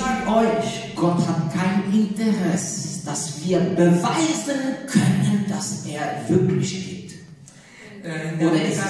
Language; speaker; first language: German; non-native, learner; Portuguese